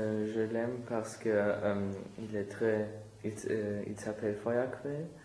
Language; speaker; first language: French; non-native, learner; German